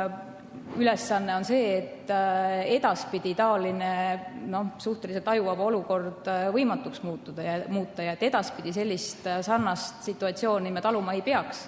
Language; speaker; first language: Estonian; native; Estonian